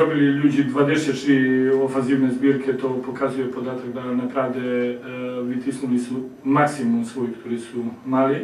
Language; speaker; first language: Polish; non-native, learner; Serbian